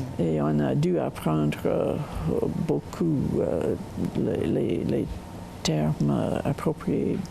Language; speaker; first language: French; non-native, local second language; English